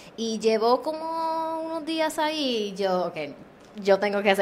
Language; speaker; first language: Spanish; non-native, fluent; English